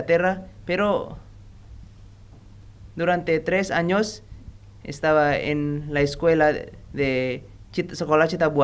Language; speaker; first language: Spanish; non-native, learner; Indonesian